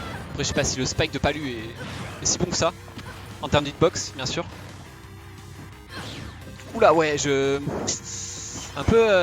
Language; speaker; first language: French; native; French